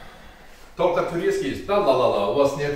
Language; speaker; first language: Russian; non-native, learner; Turkish